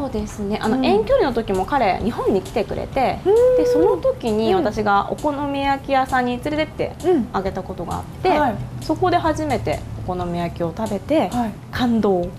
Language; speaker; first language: Japanese; native; Japanese